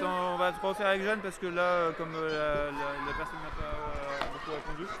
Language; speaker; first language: French; native; French